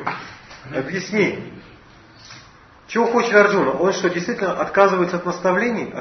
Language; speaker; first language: Russian; native; Russian